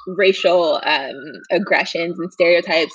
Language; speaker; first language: English; native; English